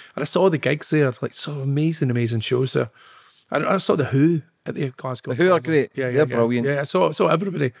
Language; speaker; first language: English; native; English